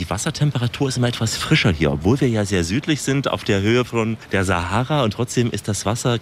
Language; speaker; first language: German; native; German